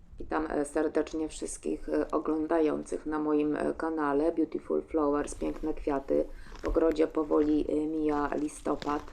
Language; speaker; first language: Polish; native; Polish